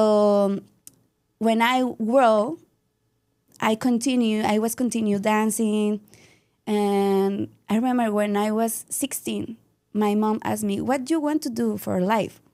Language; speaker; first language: English; non-native, learner; Spanish